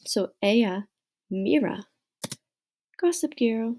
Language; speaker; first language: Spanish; non-native, learner; English